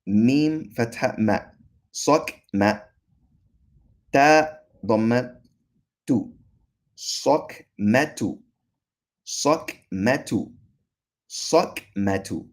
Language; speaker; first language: Arabic; non-native, fluent; English